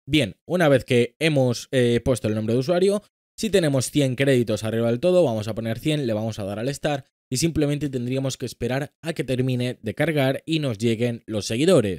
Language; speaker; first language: Spanish; native; Spanish